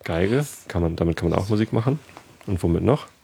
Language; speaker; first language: German; native; German